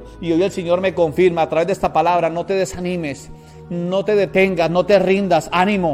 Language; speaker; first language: Spanish; native; Spanish